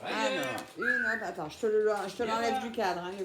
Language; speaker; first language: French; native; French